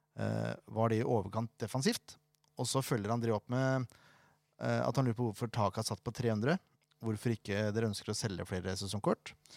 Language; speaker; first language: Norwegian; native; Norwegian